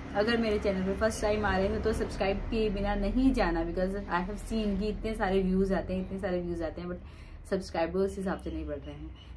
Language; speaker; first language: Hindi; native; Hindi